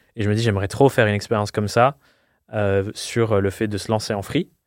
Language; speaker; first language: French; non-native, fluent; English